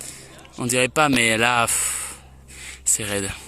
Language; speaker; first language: French; native; French